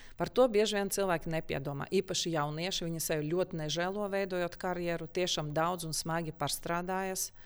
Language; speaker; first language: Latvian; non-native, local second language; Russian